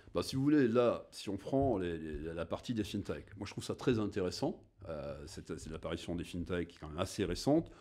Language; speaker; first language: French; native; French